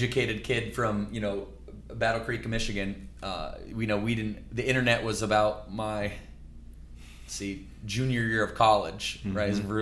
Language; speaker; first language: English; native; English